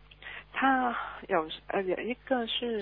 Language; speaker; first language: Chinese; early bilingual, heritage; Chinese